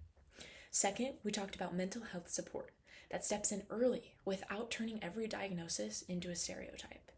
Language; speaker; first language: English; native; English